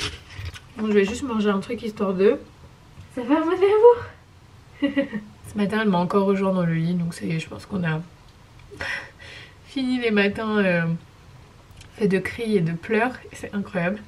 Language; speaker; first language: French; native; French